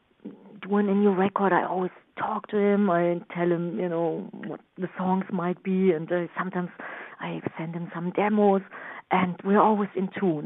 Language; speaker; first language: English; non-native, fluent; German